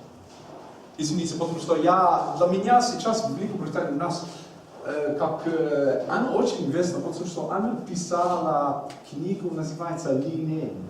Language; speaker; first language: Russian; non-native, learner; English